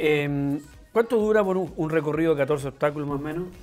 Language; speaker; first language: Spanish; native; Spanish